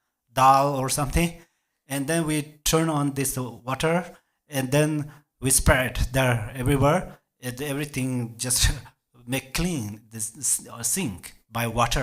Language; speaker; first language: English; non-native, learner; Tibetan